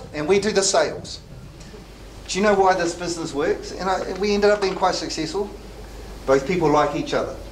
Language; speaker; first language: English; native; English